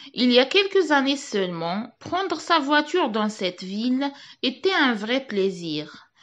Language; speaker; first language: French; non-native, local second language; Arabic